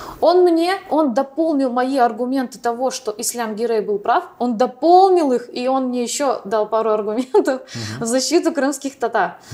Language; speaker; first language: Russian; non-native, local second language; Crimean Tatar